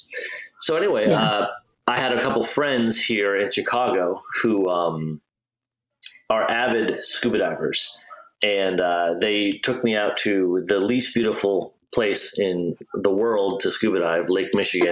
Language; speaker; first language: English; native; English